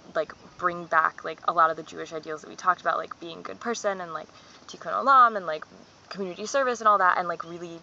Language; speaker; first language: English; native; English